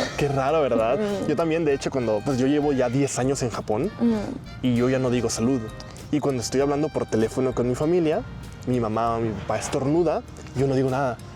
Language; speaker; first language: Spanish; native; Spanish